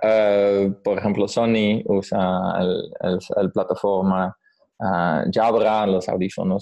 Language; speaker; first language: Spanish; non-native, fluent; Dutch